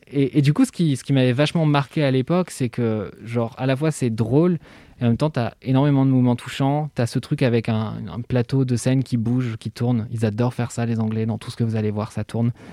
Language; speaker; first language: French; native; French